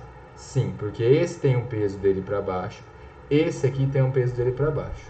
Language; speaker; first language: Portuguese; native; Portuguese